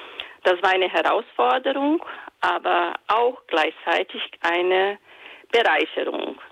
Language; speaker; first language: German; non-native, fluent; Portuguese